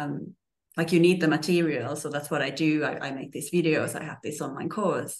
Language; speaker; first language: English; non-native, fluent; Finnish